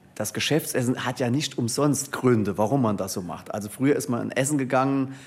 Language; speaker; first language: German; native; German